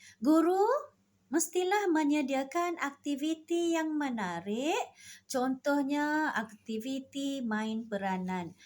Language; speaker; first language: Malay; native; Malay